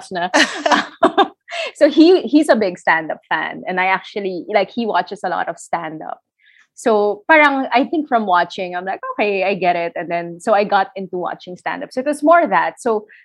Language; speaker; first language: English; non-native, local second language; Filipino